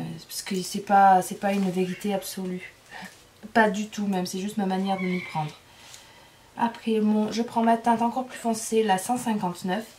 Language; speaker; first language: French; native; French